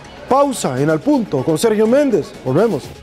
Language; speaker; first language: Spanish; native; Spanish